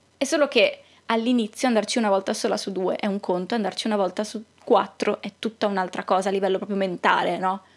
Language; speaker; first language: Italian; native; Italian